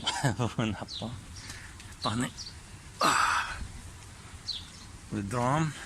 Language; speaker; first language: Arabic; native; Arabic